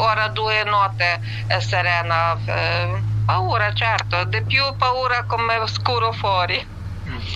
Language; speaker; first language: Italian; non-native, learner; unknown